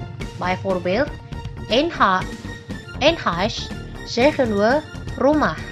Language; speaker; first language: Dutch; non-native, fluent; Indonesian